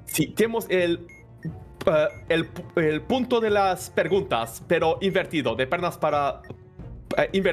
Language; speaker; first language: Spanish; non-native, learner; Portuguese